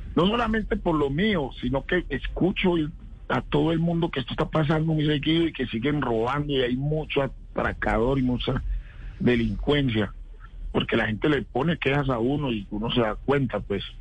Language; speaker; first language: Spanish; native; Spanish